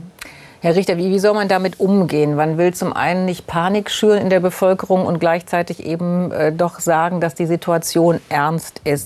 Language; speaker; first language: German; native; German